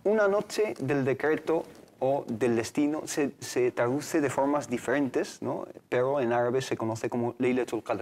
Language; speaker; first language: Spanish; native; Spanish